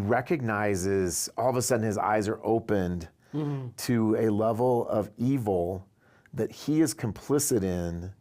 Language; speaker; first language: English; native; English